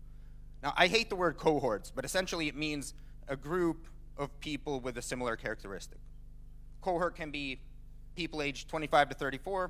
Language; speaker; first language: English; non-native, fluent; Finnish